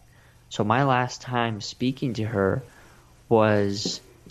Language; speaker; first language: English; early bilingual, other home language; Russian